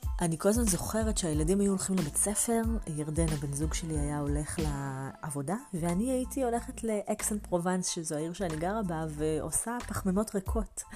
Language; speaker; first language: Hebrew; native; Hebrew